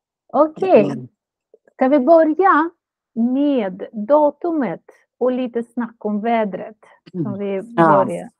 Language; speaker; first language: Swedish; non-native, fluent; Russian